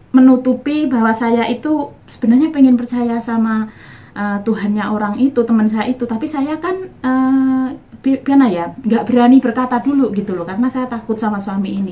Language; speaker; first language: Indonesian; non-native, local second language; Javanese